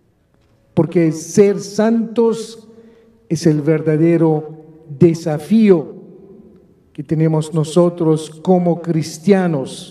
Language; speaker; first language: Spanish; non-native, fluent; Maltese